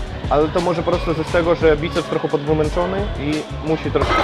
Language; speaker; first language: Polish; non-native, fluent; Russian